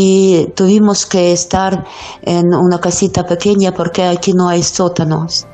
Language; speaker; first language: Spanish; non-native, learner; Ukrainian